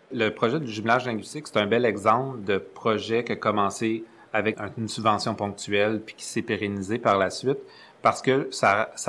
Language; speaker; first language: French; native; French